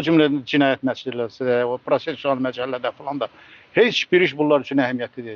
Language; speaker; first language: Azerbaijani; native; Azerbaijani